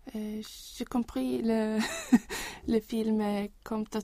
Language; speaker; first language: French; non-native, learner; Swedish